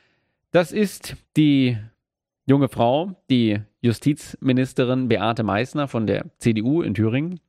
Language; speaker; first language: German; native; German